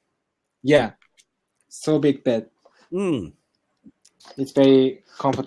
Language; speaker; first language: English; non-native, learner; Japanese